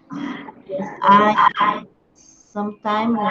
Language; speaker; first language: English; non-native, learner; Spanish